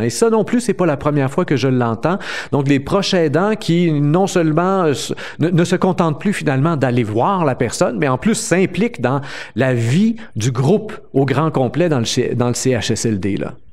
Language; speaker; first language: French; native; French